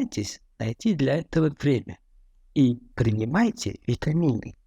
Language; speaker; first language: Russian; non-native, fluent; Tajik